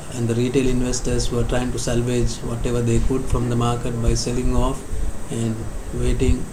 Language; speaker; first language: English; non-native, local second language; Sinhala